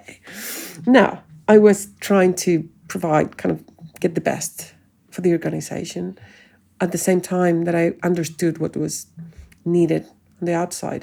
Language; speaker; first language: English; non-native, fluent; Spanish